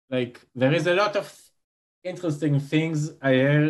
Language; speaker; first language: English; non-native, fluent; Hebrew